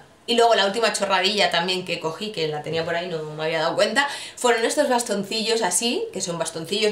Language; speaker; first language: Spanish; native; Spanish